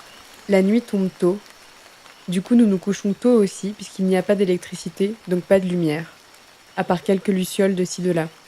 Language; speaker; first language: French; native; French